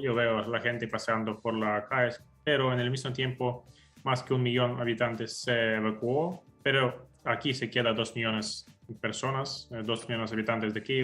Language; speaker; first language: Spanish; non-native, fluent; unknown